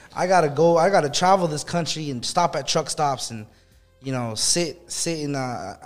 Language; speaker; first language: English; native; English